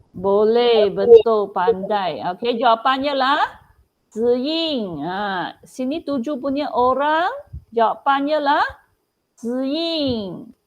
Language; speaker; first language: Malay; non-native, local second language; Chinese